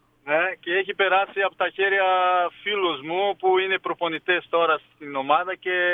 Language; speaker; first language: Greek; non-native, fluent; Portuguese